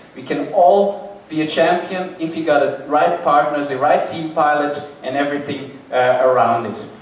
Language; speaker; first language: English; non-native, fluent; Dutch